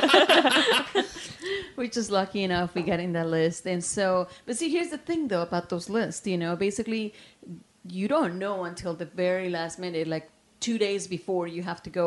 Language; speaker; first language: English; non-native, fluent; Spanish